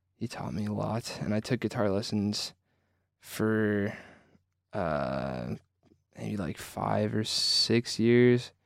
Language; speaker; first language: English; native; English